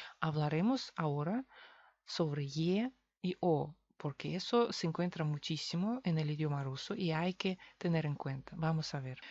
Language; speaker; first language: Spanish; non-native, fluent; Russian